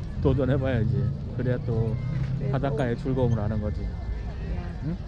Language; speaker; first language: Korean; native; Korean